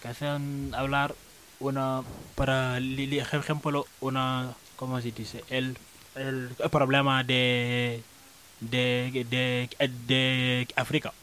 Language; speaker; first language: Spanish; non-native, learner; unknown